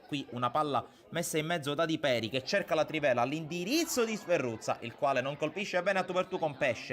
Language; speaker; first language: Italian; native; Italian